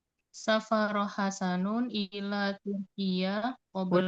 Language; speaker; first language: Arabic; non-native, learner; Indonesian